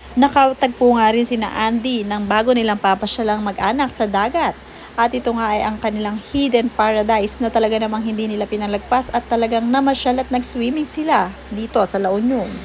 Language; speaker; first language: Filipino; native; Filipino